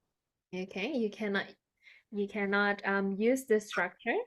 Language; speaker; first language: English; non-native, fluent; Indonesian